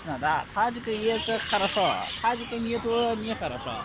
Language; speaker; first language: Russian; non-native, learner; Chinese